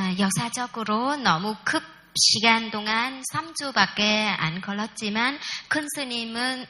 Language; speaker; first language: Korean; non-native, fluent; Vietnamese